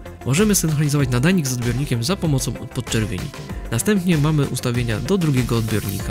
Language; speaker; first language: Polish; native; Polish